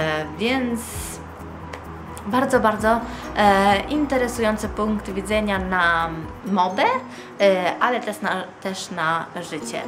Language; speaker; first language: Polish; early bilingual, heritage; Polish